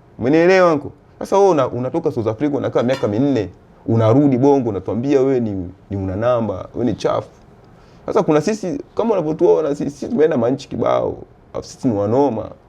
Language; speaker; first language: Swahili; native; Swahili